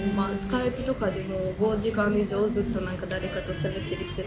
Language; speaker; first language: Japanese; non-native, fluent; Russian